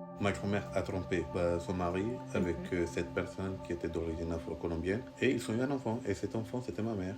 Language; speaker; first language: French; non-native, fluent; Spanish